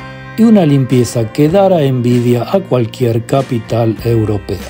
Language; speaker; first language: Spanish; native; Spanish